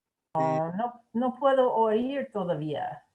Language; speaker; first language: Spanish; non-native, learner; English